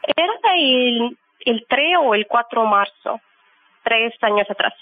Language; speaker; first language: Spanish; non-native, learner; Russian